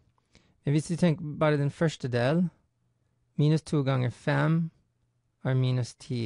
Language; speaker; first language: Norwegian; non-native, fluent; English